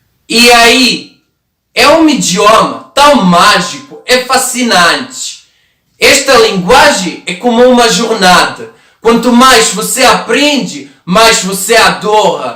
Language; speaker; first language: Portuguese; non-native, learner; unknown